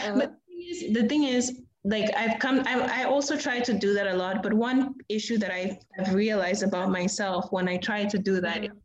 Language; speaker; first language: English; non-native, fluent; Portuguese